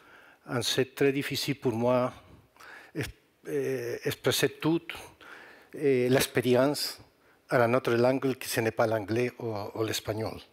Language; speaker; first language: French; non-native, learner; Spanish